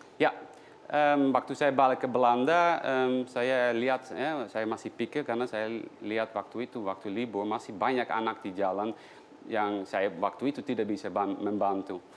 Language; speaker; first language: Indonesian; non-native, fluent; Dutch